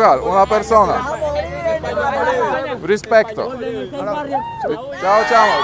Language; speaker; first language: Spanish; non-native, learner; Polish